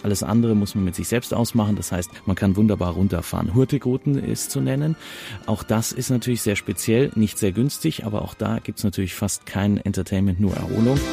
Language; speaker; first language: German; native; German